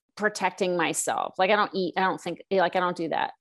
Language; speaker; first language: English; native; English